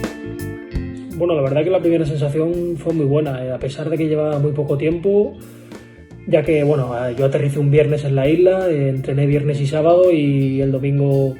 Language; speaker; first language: Spanish; native; Spanish